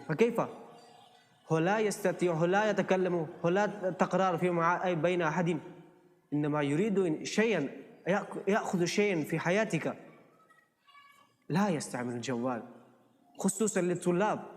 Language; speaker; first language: Arabic; non-native, learner; Urdu